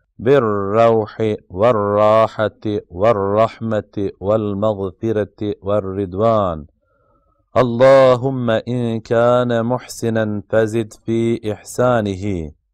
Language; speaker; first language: Arabic; non-native, fluent; Bosnian